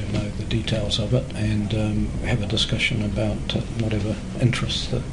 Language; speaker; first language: English; native; English